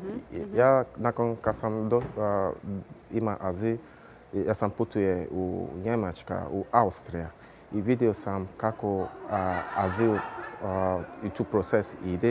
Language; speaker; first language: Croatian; non-native, learner; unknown